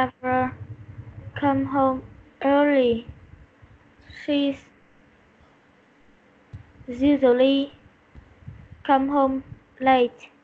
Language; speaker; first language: English; non-native, learner; Vietnamese